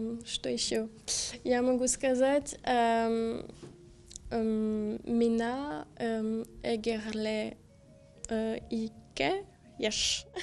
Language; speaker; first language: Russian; non-native, fluent; French